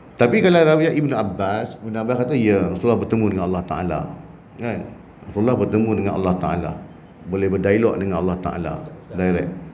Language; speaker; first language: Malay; native; Malay